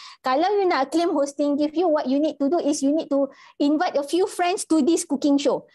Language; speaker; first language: English; non-native, local second language; Malay